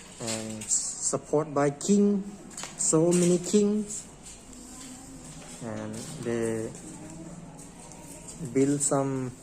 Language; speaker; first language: English; non-native, learner; Thai